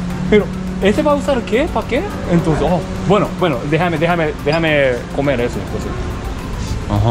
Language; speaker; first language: Spanish; non-native, learner; Japanese